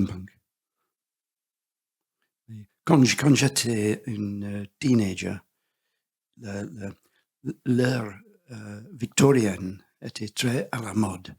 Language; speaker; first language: French; non-native, learner; English